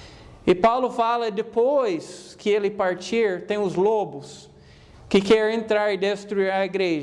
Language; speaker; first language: Portuguese; non-native, fluent; English